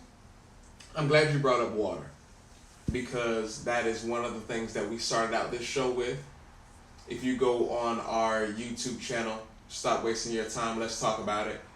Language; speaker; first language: English; native; English